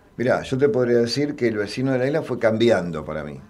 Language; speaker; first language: Spanish; native; Spanish